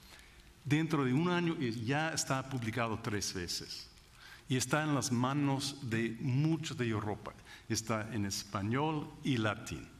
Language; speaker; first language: Spanish; non-native, fluent; English